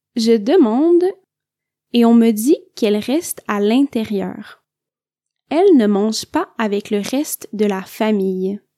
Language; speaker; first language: French; native; French